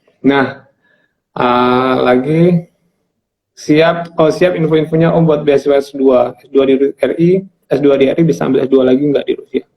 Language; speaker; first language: Indonesian; non-native, local second language; Javanese